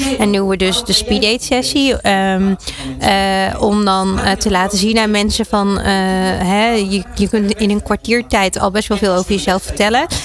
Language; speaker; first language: Dutch; early bilingual, other home language; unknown